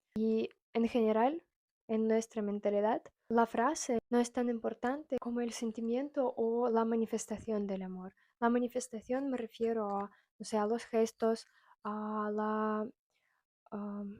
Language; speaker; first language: Spanish; non-native, fluent; Russian